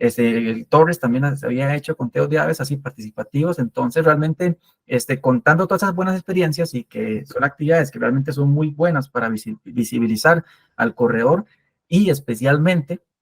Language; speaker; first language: Spanish; native; Spanish